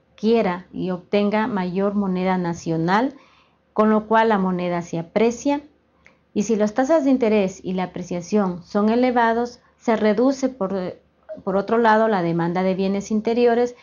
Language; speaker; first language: Spanish; native; Spanish